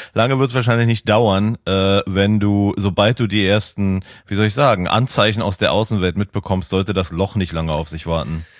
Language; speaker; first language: German; native; German